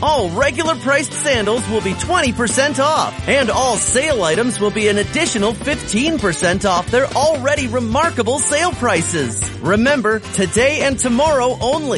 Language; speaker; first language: English; native; English